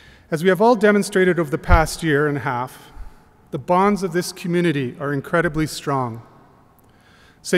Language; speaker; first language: English; native; English